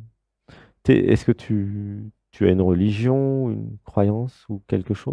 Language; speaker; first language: French; native; French